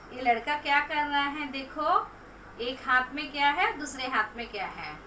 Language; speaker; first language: Hindi; non-native, local second language; Telugu